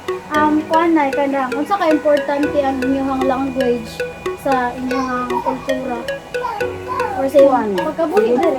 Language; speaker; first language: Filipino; non-native, local second language; Cebuano